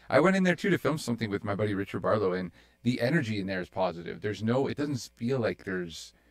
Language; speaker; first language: English; native; English